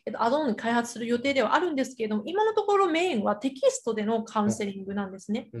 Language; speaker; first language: Japanese; early bilingual, other home language; Chinese